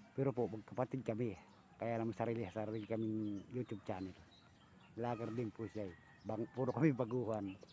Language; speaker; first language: Filipino; native; Filipino